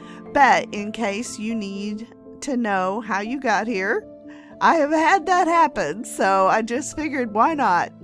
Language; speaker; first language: English; native; English